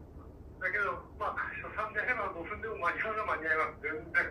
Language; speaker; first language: Japanese; native; Japanese